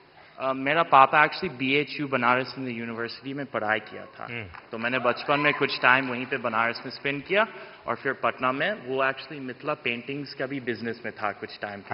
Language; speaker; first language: Hindi; non-native, fluent; English